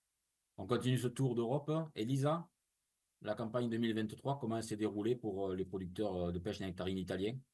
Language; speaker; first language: French; native; French